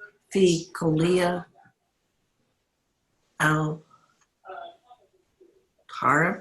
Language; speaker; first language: Arabic; non-native, learner; English